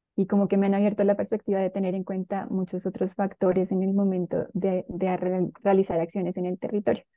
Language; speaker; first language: Spanish; native; Spanish